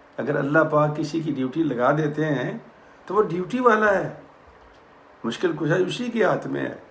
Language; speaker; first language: Urdu; non-native, local second language; Punjabi